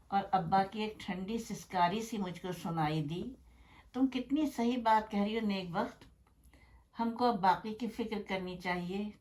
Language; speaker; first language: Urdu; native; Urdu